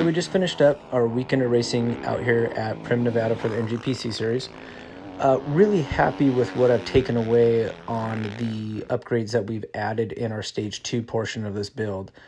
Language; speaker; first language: English; native; English